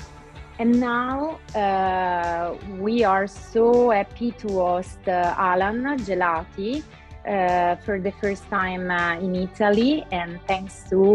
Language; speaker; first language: English; non-native, local second language; Italian